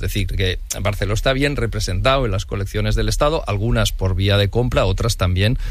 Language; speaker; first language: Spanish; non-native, local second language; Catalan